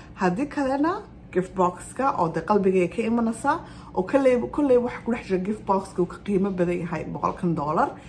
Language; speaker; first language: Somali; early bilingual, heritage; Somali